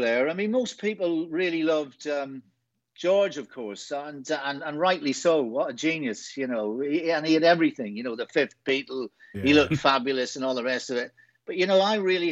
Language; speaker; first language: English; native; English